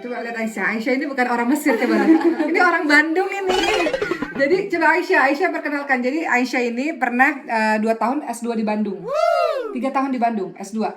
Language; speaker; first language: Indonesian; native; Indonesian